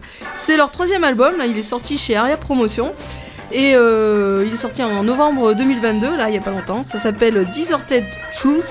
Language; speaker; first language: French; native; French